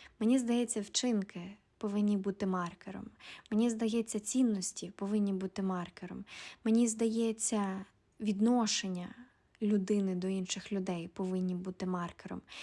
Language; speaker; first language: Ukrainian; native; Ukrainian